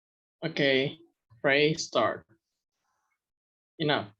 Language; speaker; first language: English; non-native, fluent; Indonesian